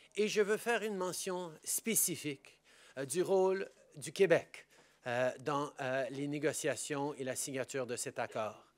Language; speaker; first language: French; native; French